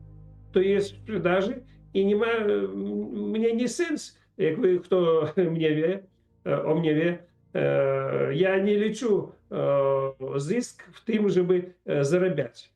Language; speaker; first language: Polish; non-native, learner; Russian